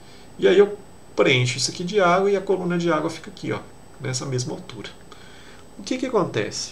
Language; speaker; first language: Portuguese; native; Portuguese